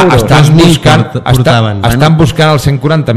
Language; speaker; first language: Catalan; native; Catalan